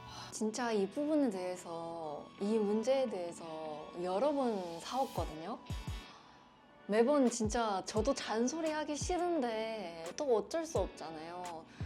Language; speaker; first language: Korean; non-native, fluent; Chinese